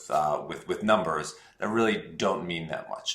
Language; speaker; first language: English; native; English